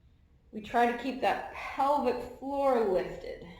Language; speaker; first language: English; native; English